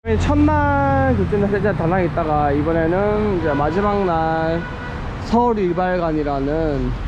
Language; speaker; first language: Korean; native; Korean